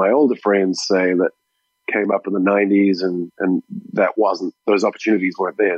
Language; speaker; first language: English; native; English